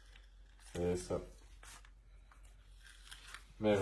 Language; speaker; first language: French; native; French